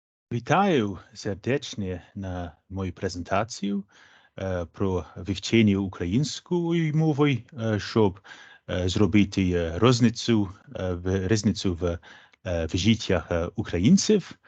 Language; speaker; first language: Ukrainian; non-native, fluent; English